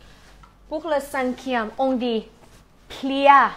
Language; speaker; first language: French; non-native, fluent; Thai